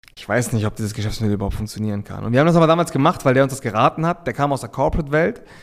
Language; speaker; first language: German; early bilingual, other home language; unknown